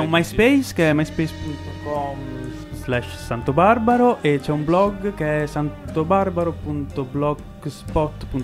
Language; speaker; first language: Italian; native; Italian